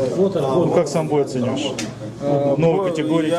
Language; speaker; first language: Russian; native; Russian